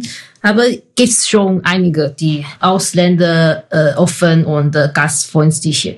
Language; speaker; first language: German; non-native, fluent; Chinese